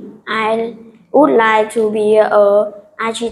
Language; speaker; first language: English; non-native, learner; Vietnamese